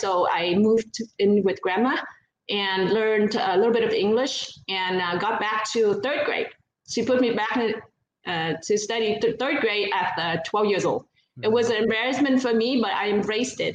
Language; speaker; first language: English; non-native, fluent; Vietnamese